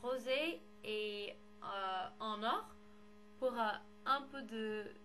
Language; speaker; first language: French; non-native, learner; English